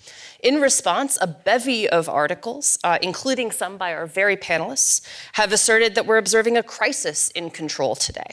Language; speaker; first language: English; native; English